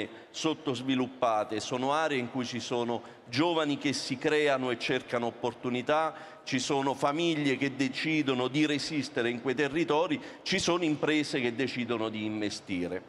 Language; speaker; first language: Italian; native; Italian